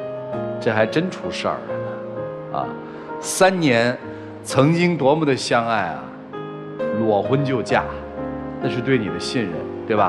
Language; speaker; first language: Chinese; native; Chinese